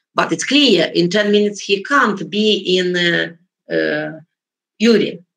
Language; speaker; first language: English; non-native, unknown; Romanian